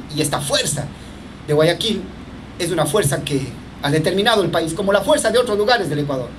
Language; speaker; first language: Spanish; native; Spanish